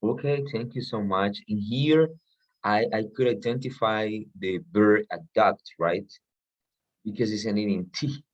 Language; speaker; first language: English; non-native, fluent; Spanish